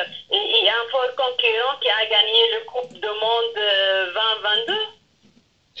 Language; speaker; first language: French; non-native, local second language; Arabic